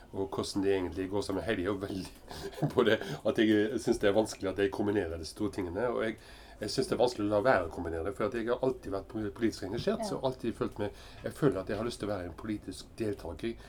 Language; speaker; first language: Norwegian; early bilingual, heritage; English